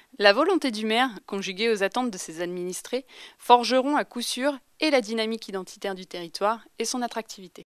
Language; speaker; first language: French; native; French